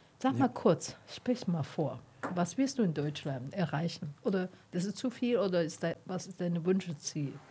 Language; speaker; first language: German; non-native, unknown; Chinese